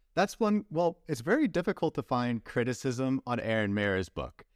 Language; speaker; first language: English; native; English